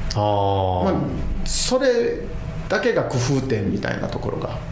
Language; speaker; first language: Japanese; native; Japanese